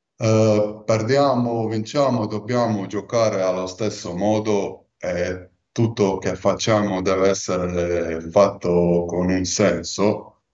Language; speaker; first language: Italian; non-native, fluent; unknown